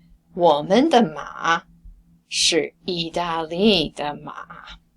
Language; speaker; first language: Chinese; non-native, fluent; English